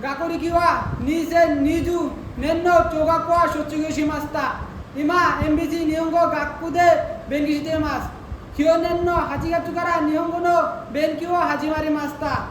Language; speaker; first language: Japanese; non-native, learner; Bangla